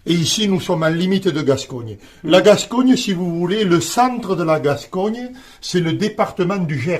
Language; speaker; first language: French; native; French